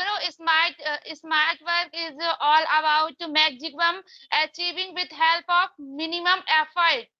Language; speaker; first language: English; non-native, learner; Hindi